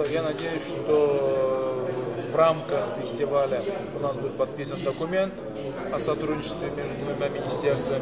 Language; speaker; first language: Russian; non-native, local second language; Azerbaijani